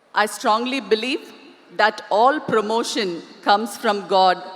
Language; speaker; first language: English; non-native, local second language; Tamil